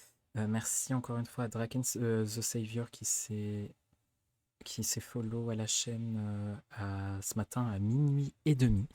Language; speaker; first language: French; native; French